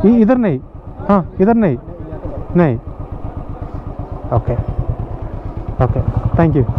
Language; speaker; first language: Hindi; non-native, learner; Malayalam